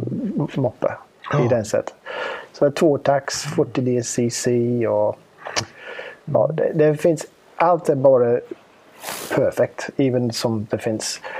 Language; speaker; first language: Swedish; non-native, fluent; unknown